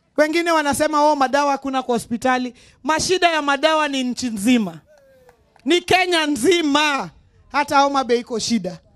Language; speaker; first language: Swahili; non-native, local second language; Luo (Kenya and Tanzania)